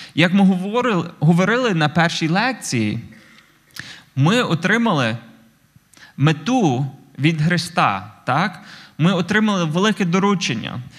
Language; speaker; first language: Ukrainian; non-native, fluent; English